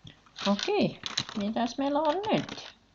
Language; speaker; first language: Finnish; non-native, learner; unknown